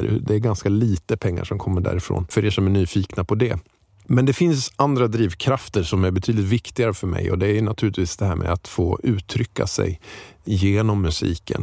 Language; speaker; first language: Swedish; native; Swedish